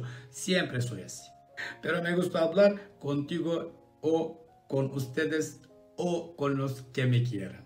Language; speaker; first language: Spanish; non-native, learner; Turkish